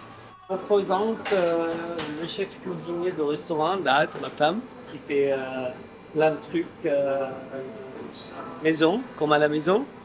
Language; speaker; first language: French; non-native, fluent; Arabic